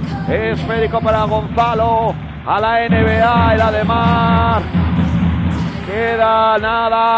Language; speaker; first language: Spanish; native; Spanish